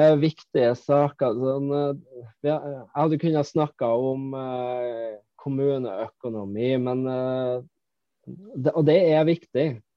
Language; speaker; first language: Norwegian; native; Norwegian